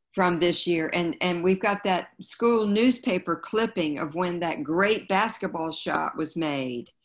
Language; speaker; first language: English; native; English